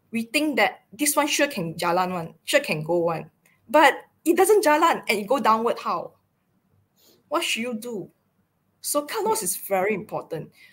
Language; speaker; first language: English; non-native, local second language; Chinese